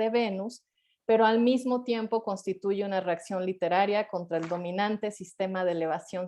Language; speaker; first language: Spanish; native; Spanish